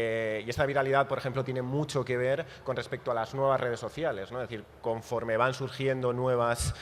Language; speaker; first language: Spanish; native; Spanish